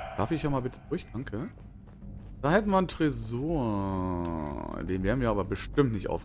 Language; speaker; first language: German; native; German